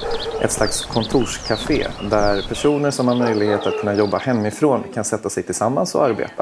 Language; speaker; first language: Swedish; native; Swedish